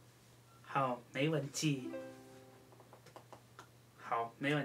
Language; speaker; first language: Chinese; non-native, learner; English